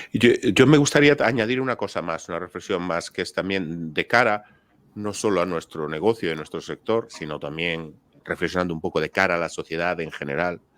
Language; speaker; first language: Spanish; native; Spanish